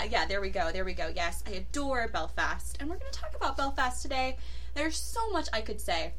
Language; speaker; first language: English; native; English